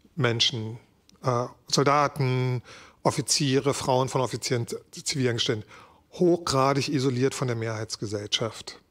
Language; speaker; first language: German; native; German